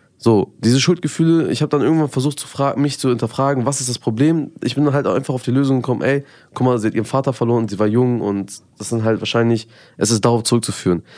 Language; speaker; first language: German; early bilingual, other home language; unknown